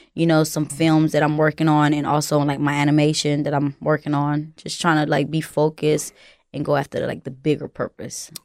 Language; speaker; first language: English; early bilingual, other home language; Haitian Creole